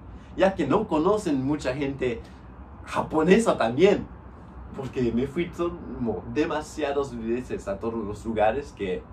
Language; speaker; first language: Spanish; non-native, fluent; English